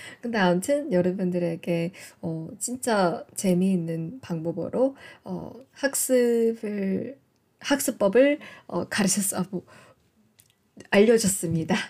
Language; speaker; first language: Korean; non-native, fluent; English